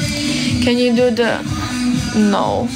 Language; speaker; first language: English; non-native, learner; Slovak